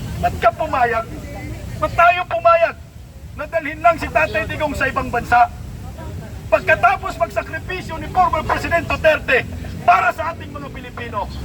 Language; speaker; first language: Filipino; non-native, local second language; Cebuano